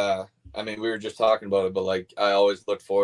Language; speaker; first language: English; native; English